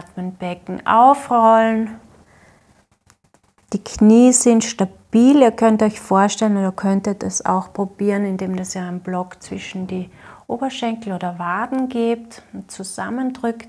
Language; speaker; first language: German; native; German